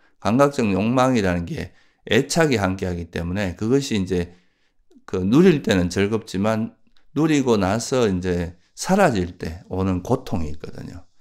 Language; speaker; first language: Korean; native; Korean